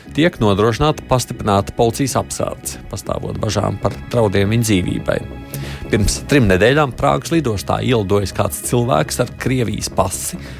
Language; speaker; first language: Latvian; native; Latvian